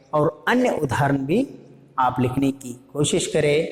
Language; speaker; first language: Hindi; non-native, local second language; Kannada